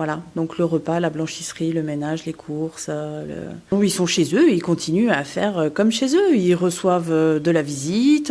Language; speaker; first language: French; native; French